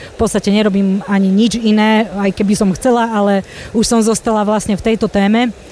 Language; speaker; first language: Slovak; native; Slovak